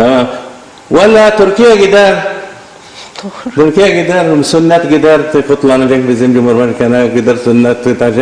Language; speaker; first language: Turkish; non-native, learner; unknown